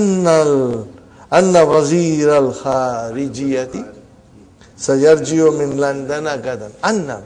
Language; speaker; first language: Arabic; non-native, fluent; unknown